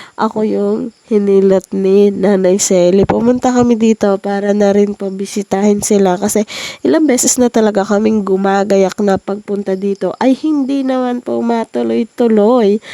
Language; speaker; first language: Filipino; native; Filipino